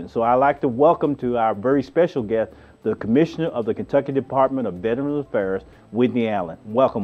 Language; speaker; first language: English; native; English